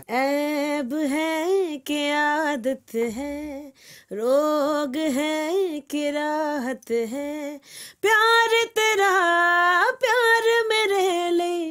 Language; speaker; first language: Hindi; non-native, local second language; Punjabi